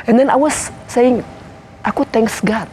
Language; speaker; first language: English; non-native, fluent; Indonesian